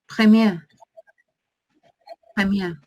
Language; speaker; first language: French; non-native, learner; Spanish